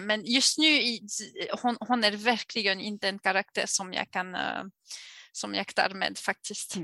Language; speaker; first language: Swedish; non-native, fluent; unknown